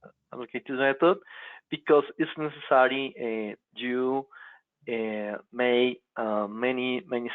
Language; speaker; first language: English; non-native, local second language; Spanish